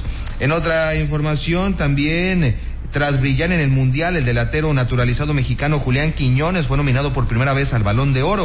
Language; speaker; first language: Spanish; native; Spanish